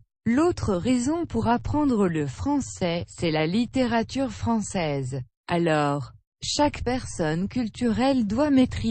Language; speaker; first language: French; non-native, learner; Russian